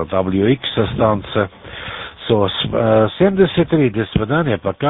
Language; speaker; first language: Russian; non-native, learner; German